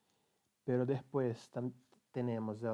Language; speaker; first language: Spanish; non-native, learner; Portuguese